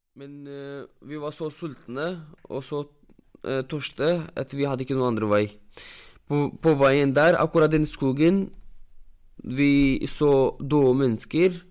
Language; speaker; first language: Norwegian; non-native, fluent; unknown